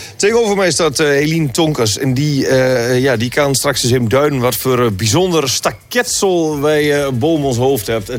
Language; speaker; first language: Dutch; native; Dutch